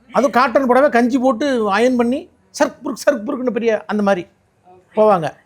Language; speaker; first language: Tamil; native; Tamil